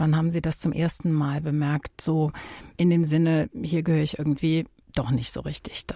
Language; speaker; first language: German; native; German